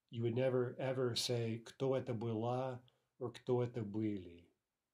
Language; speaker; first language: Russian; non-native, fluent; English